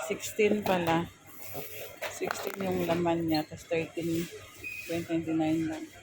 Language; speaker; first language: Filipino; native; Filipino